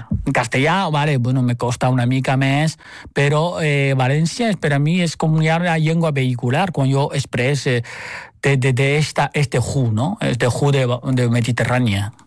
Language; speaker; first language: Catalan; non-native, fluent; Chinese